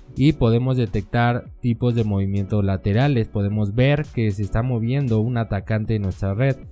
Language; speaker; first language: Spanish; native; Spanish